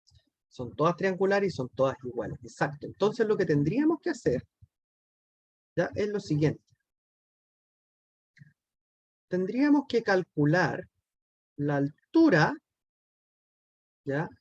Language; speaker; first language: Spanish; native; Spanish